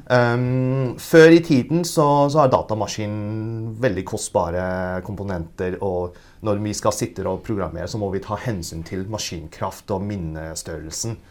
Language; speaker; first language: Norwegian; early bilingual, other home language; Cantonese